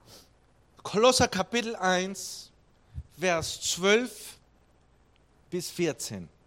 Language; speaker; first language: German; non-native, fluent; Spanish